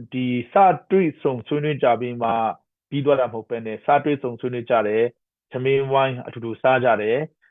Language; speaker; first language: Burmese; non-native, local second language; Hakha Chin